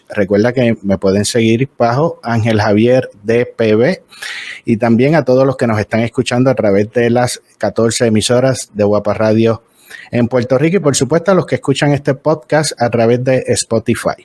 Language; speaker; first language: Spanish; native; Spanish